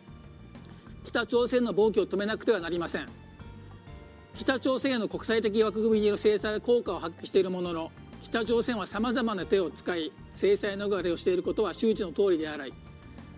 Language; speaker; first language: Japanese; native; Japanese